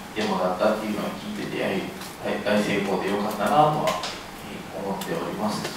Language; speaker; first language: Japanese; native; Japanese